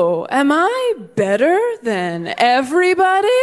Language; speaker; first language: English; native; English